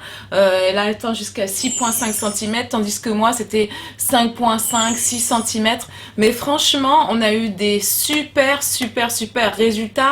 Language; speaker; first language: French; native; French